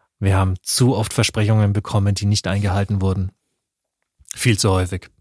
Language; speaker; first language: German; native; German